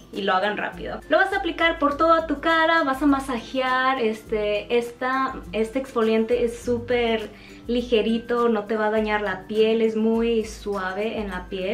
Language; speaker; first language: Spanish; native; Spanish